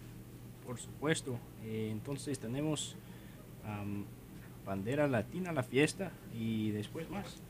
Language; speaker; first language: Spanish; non-native, learner; English